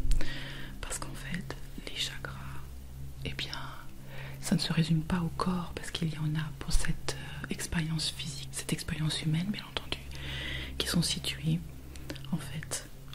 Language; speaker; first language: French; native; French